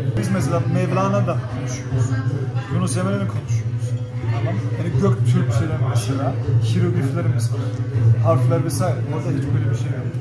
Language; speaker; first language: Turkish; early bilingual, heritage; German